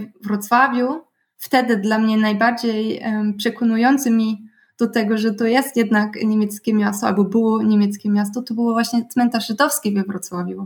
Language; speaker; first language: Polish; non-native, fluent; German